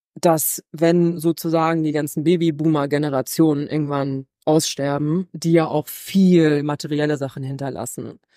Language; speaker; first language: German; native; German